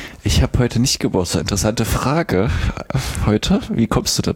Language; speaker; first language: German; native; German